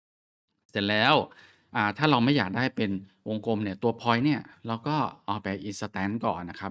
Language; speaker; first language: Thai; native; Thai